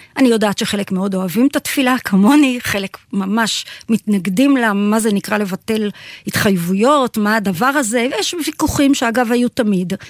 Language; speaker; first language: Hebrew; native; Hebrew